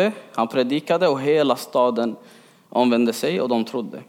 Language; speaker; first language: Swedish; early bilingual, other home language; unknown